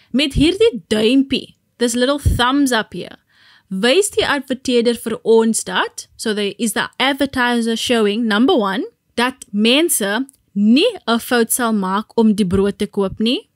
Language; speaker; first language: Afrikaans; non-native, local second language; English